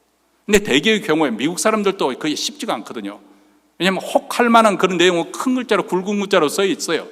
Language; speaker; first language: Korean; native; Korean